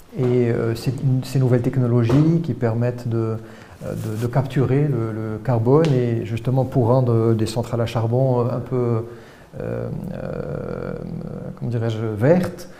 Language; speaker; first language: French; non-native, local second language; Arabic